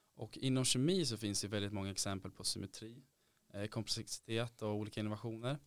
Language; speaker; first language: Swedish; native; Swedish